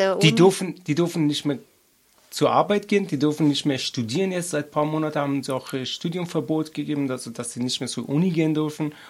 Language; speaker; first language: German; non-native, learner; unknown